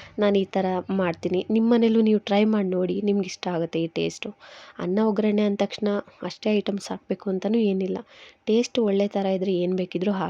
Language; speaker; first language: Kannada; native; Kannada